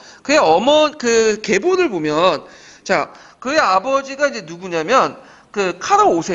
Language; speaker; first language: Korean; native; Korean